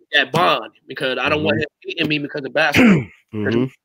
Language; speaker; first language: English; native; English